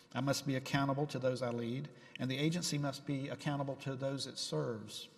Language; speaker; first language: English; native; English